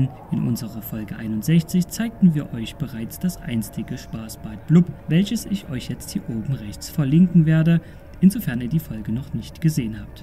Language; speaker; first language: German; native; German